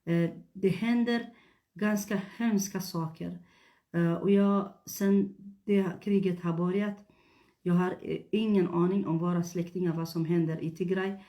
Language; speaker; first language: Swedish; non-native, fluent; Tigrinya